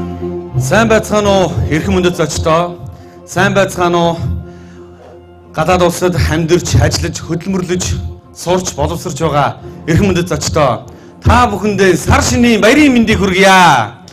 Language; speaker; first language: Mongolian; native; Mongolian